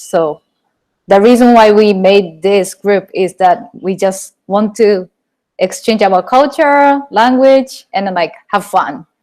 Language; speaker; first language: English; non-native, fluent; Japanese